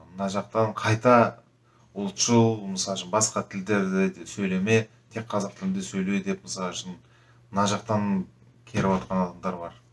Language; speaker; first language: Kazakh; native; Kazakh